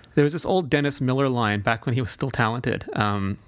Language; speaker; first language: English; native; English